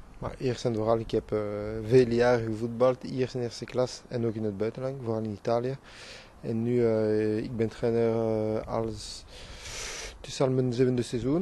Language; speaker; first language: Dutch; non-native, local second language; French